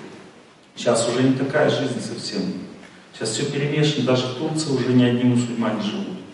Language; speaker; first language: Russian; native; Russian